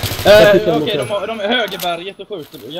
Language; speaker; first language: Swedish; native; Swedish